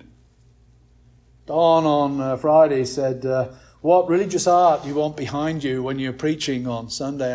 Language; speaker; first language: English; native; English